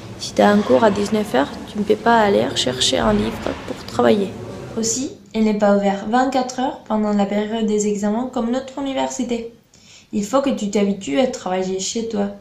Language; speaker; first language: French; non-native, learner; Spanish